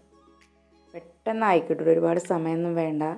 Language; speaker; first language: Malayalam; native; Malayalam